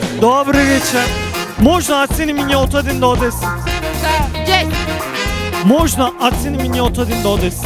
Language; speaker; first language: Russian; non-native, learner; Turkish